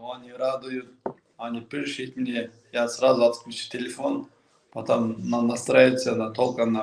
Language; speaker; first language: Russian; non-native, local second language; Kyrgyz